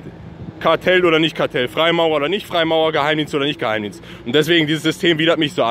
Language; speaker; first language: German; native; German